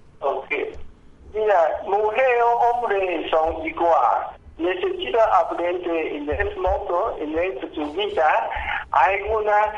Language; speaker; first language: Spanish; non-native, learner; Chinese